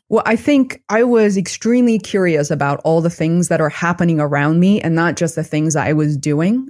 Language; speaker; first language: English; non-native, fluent; Chinese